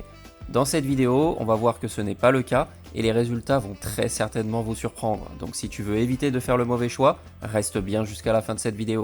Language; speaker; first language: French; native; French